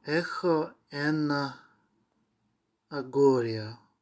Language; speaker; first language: Greek; non-native, learner; Ukrainian